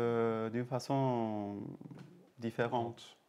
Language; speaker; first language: French; native; French